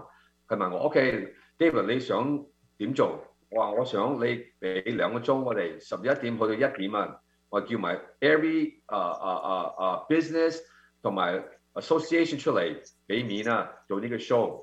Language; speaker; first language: Cantonese; early bilingual, heritage; Cantonese